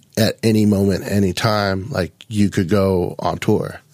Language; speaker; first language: English; native; English